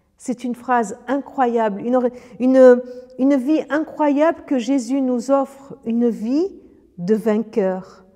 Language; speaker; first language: French; early bilingual, other home language; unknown